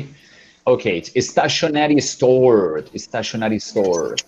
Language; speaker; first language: English; non-native, fluent; Spanish